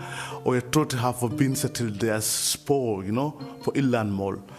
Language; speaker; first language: Danish; non-native, fluent; Mandingo